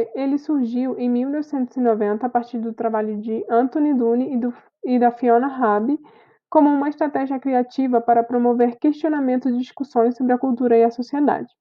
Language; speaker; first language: Portuguese; non-native, fluent; Spanish